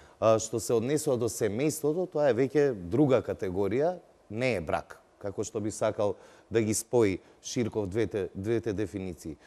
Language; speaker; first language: Macedonian; non-native, local second language; Albanian